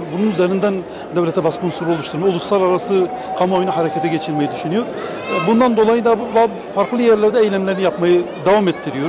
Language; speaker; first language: Turkish; native; Turkish